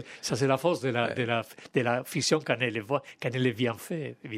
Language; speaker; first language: French; non-native, fluent; Spanish